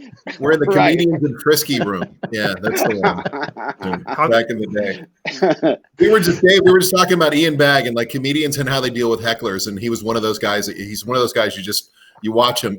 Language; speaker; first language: English; native; English